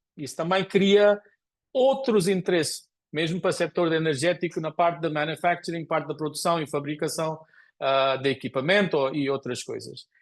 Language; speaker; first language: Portuguese; non-native, fluent; Konkani